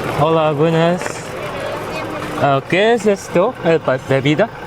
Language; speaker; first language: Spanish; non-native, learner; Korean